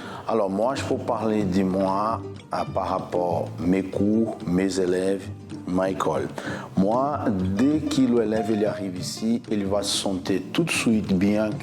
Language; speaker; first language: French; non-native, fluent; Portuguese